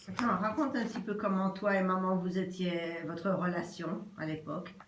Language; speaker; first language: French; native; French